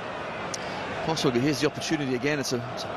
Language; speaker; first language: English; native; English